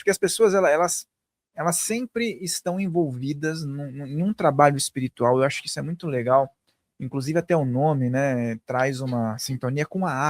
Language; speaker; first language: Portuguese; native; Portuguese